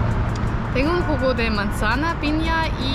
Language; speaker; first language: Spanish; non-native, learner; German